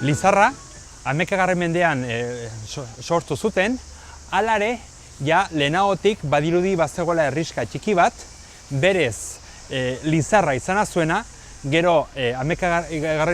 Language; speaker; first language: Basque; native; Basque